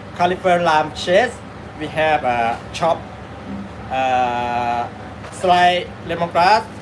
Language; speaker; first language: English; non-native, learner; Thai